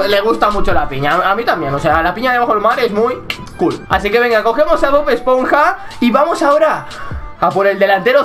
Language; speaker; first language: Spanish; native; Spanish